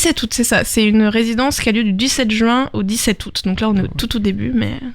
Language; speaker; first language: French; native; French